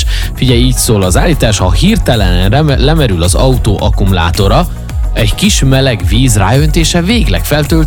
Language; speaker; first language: Hungarian; native; Hungarian